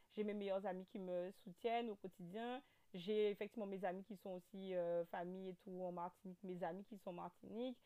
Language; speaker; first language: French; native; French